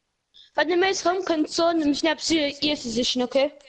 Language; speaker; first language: German; non-native, local second language; Luxembourgish